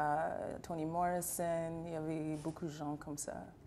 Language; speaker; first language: French; non-native, fluent; English